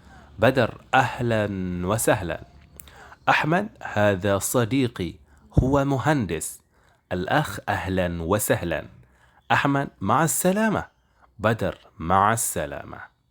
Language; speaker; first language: Arabic; non-native, fluent; Indonesian